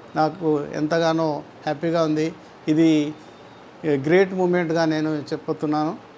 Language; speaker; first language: Telugu; non-native, local second language; Gondi